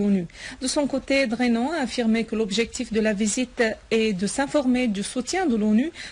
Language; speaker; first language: French; non-native, fluent; Arabic